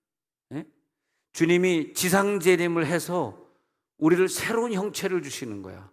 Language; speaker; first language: Korean; native; Korean